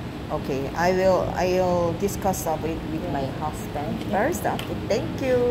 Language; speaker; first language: English; non-native, learner; Korean